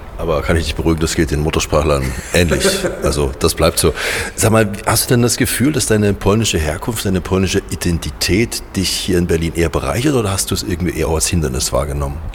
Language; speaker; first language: German; native; German